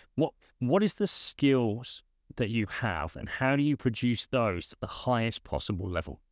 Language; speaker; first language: English; native; English